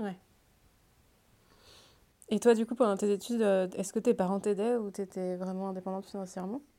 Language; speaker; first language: French; native; French